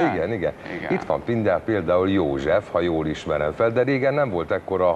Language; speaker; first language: Hungarian; native; Hungarian